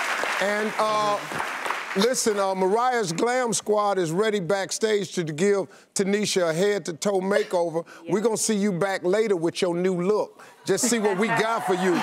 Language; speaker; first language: English; native; English